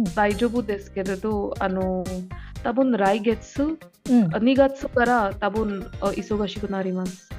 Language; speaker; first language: Japanese; non-native, learner; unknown